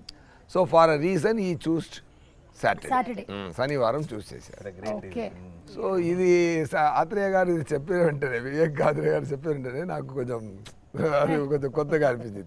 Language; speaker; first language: Telugu; non-native, learner; Tamil